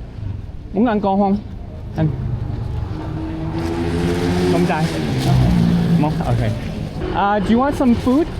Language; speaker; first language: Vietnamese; non-native, learner; English